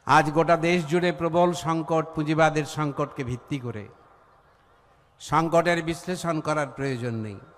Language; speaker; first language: Bangla; native; Bangla